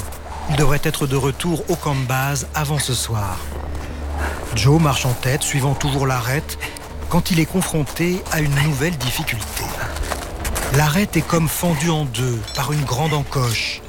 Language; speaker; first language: French; native; French